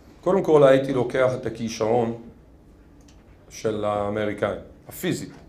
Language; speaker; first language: Hebrew; non-native, fluent; English